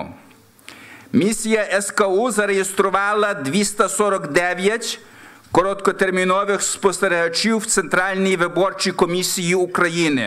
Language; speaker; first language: Ukrainian; early bilingual, heritage; Ukrainian